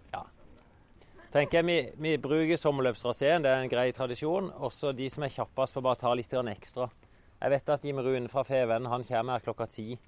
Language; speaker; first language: Norwegian; native; Norwegian